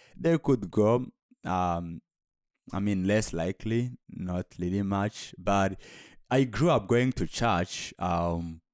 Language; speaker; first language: English; non-native, local second language; Kinyarwanda